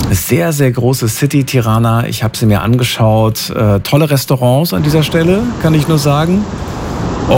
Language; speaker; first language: German; native; German